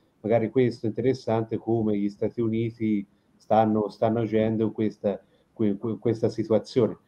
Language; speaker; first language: Italian; native; Italian